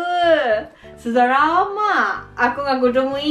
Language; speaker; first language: Indonesian; non-native, learner; Japanese